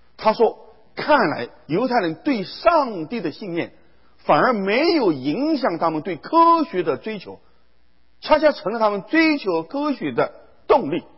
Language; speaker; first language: Chinese; native; Chinese